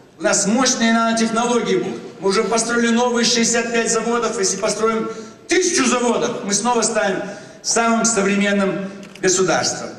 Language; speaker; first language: Russian; native; Russian